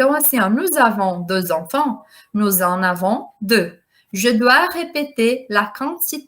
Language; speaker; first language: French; non-native, fluent; Portuguese